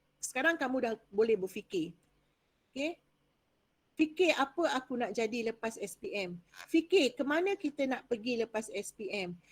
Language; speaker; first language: Malay; native; Malay